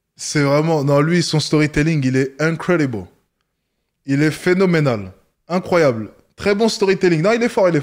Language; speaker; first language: French; native; French